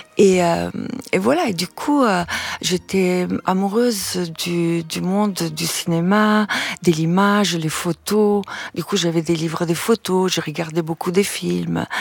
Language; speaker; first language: French; non-native, fluent; Italian